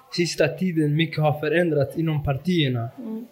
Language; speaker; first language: Swedish; native; Swedish